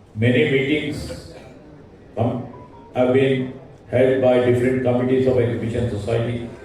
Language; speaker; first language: English; non-native, local second language; Telugu